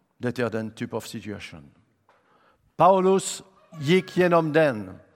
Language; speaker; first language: Swedish; non-native, fluent; French